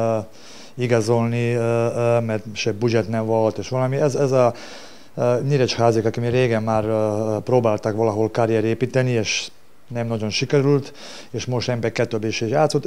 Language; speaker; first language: Hungarian; non-native, learner; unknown